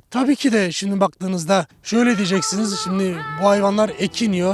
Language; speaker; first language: Turkish; native; Turkish